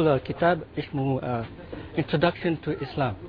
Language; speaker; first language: Arabic; non-native, learner; Filipino